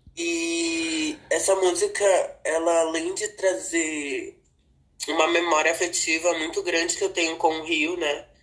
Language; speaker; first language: Portuguese; non-native, local second language; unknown